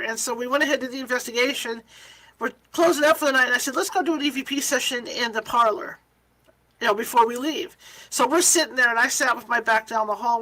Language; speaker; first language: English; native; English